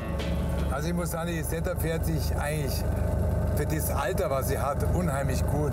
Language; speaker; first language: German; native; German